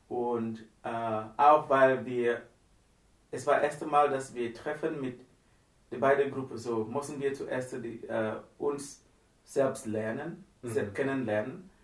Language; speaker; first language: German; non-native, fluent; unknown